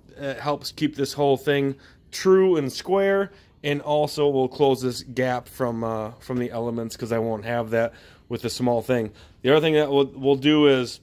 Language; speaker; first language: English; native; English